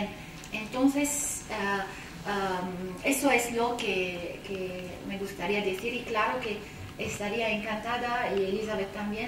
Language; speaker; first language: Spanish; non-native, fluent; Arabic